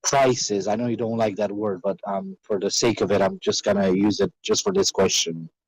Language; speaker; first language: English; non-native, fluent; Romanian